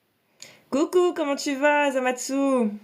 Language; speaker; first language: French; native; French